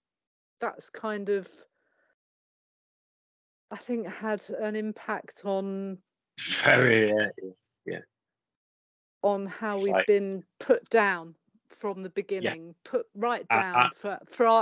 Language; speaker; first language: English; native; English